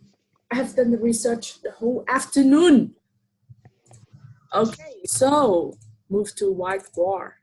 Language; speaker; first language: English; non-native, fluent; Vietnamese